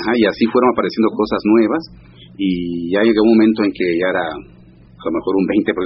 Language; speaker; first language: Spanish; non-native, local second language; Zapotec